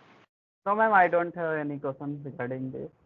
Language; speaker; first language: English; non-native, learner; Hindi